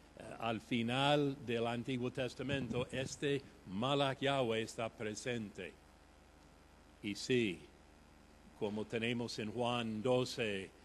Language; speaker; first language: Spanish; non-native, fluent; English